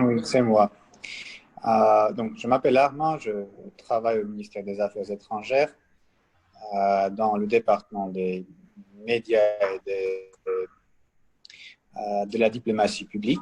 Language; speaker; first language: French; non-native, fluent; Armenian